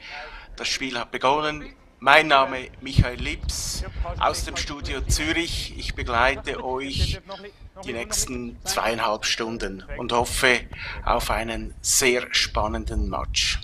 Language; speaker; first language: German; native; German